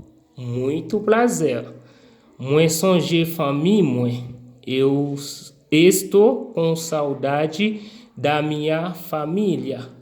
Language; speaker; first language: Portuguese; non-native, fluent; Haitian Creole